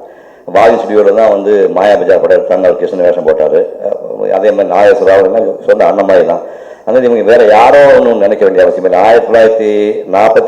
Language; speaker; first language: Tamil; native; Tamil